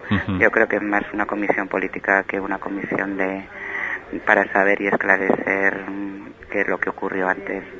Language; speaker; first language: Spanish; native; Spanish